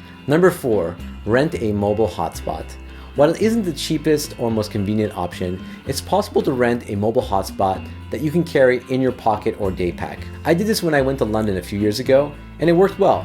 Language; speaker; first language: English; native; English